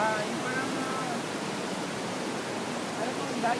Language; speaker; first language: Filipino; native; Filipino